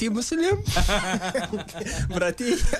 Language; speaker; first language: Indonesian; non-native, learner; Hausa